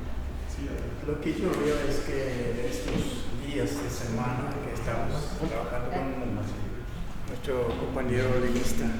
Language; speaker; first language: Spanish; non-native, local second language; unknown